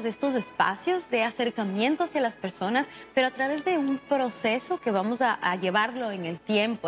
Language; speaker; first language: Spanish; native; Spanish